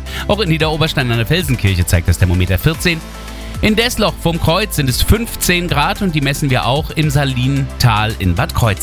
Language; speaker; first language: German; native; German